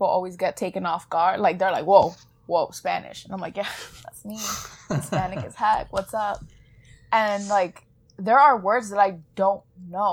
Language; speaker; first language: English; early bilingual, other home language; Spanish